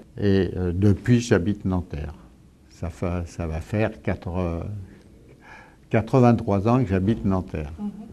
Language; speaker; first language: French; early bilingual, other home language; Italian